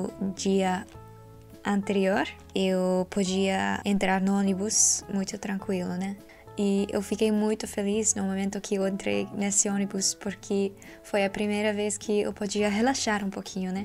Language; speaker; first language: Portuguese; non-native, learner; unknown